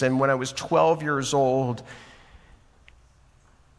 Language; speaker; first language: English; native; English